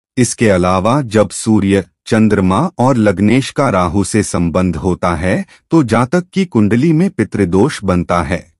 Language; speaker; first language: Hindi; native; Hindi